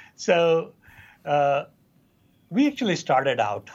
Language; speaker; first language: English; non-native, local second language; Hindi